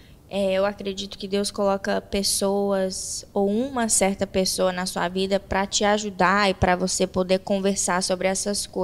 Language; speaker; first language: Portuguese; early bilingual, heritage; Portuguese